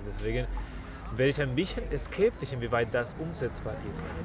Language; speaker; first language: German; non-native, fluent; Spanish